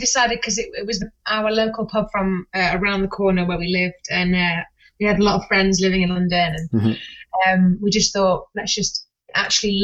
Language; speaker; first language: English; native; English